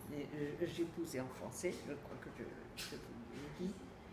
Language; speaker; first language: French; non-native, fluent; Spanish